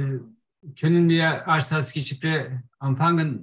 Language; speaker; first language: German; non-native, learner; Turkish